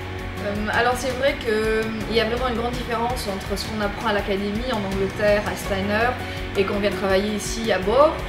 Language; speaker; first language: French; non-native, local second language; Morisyen